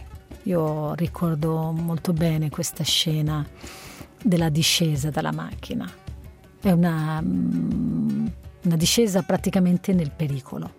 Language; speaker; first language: Italian; non-native, fluent; Arabic